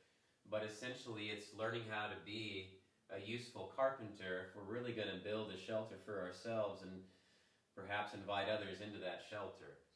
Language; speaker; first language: English; native; English